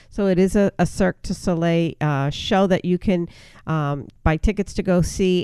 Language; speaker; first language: English; native; English